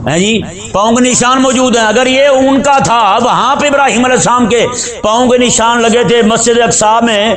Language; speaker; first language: Urdu; non-native, local second language; Punjabi